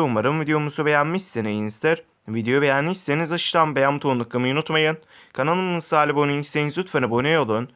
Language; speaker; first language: Turkish; native; Turkish